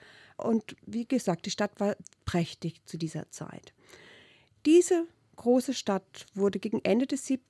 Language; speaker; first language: German; native; German